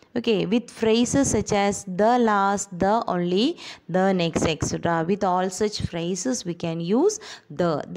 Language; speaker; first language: English; non-native, local second language; Malayalam